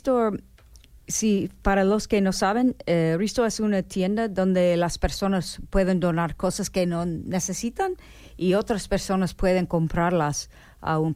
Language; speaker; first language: Spanish; non-native, learner; English